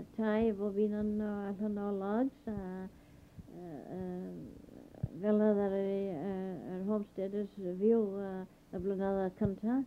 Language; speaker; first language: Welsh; early bilingual, heritage; Welsh